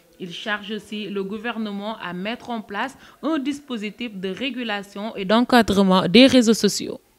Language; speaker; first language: French; non-native, local second language; Wolof